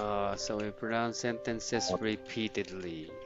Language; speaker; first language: English; non-native, fluent; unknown